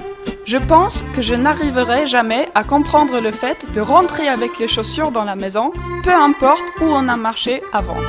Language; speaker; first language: French; non-native, fluent; Swedish